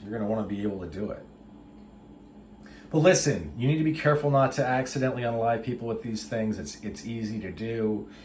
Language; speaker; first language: English; native; English